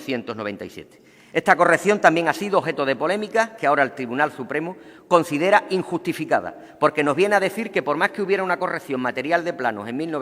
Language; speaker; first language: Spanish; native; Spanish